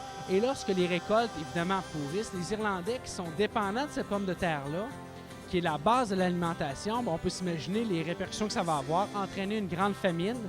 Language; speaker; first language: French; native; French